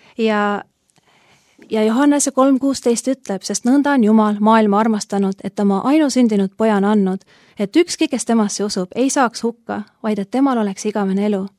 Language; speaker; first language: Estonian; native; Estonian